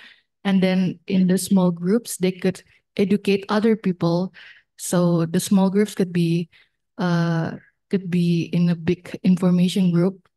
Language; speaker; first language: English; non-native, fluent; Indonesian